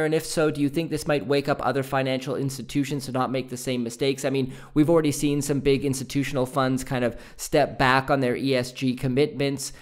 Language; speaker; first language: English; native; English